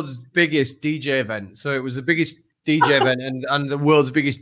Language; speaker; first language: English; native; English